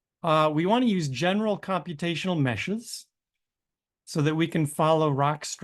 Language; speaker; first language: English; native; English